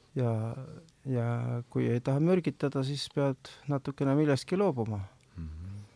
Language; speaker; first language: Estonian; native; Estonian